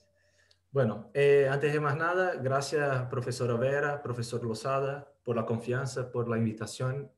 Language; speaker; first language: Spanish; non-native, fluent; Portuguese